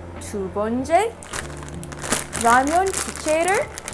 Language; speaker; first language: Korean; non-native, learner; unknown